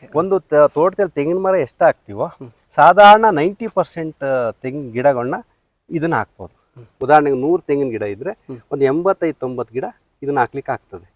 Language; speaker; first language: Kannada; native; Kannada